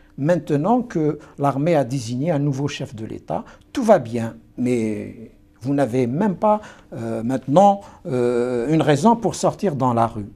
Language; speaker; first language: French; non-native, local second language; Kabyle